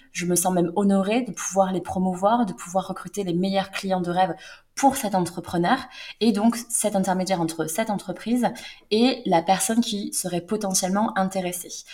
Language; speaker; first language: French; native; French